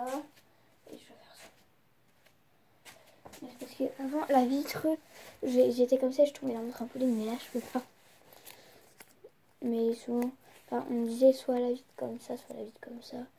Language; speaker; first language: French; native; French